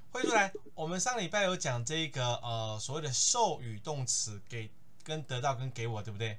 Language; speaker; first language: Chinese; native; Chinese